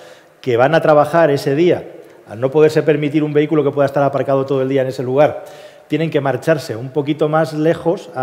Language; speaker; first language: Spanish; native; Spanish